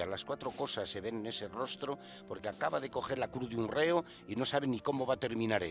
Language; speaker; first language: Spanish; native; Spanish